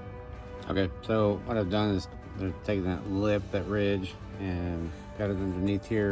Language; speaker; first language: English; native; English